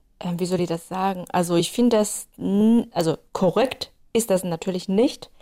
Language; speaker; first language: German; non-native, fluent; Chinese